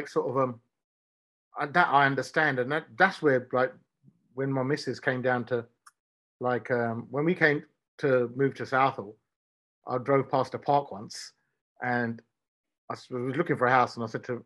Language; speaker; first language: English; native; English